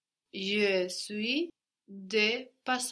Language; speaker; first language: French; non-native, learner; English